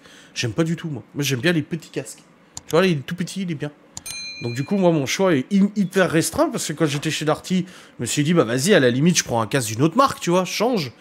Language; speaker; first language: French; native; French